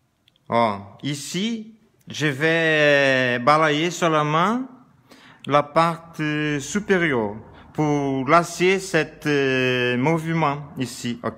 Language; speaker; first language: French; non-native, learner; Portuguese